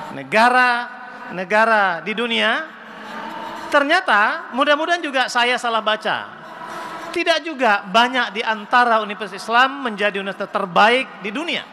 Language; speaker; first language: Indonesian; native; Indonesian